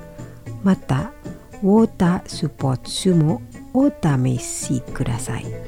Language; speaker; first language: Japanese; non-native, fluent; Indonesian